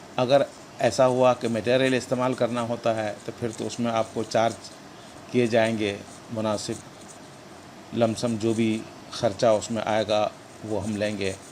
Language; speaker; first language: Urdu; native; Urdu